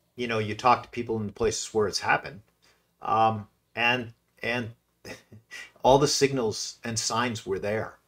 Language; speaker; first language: English; native; English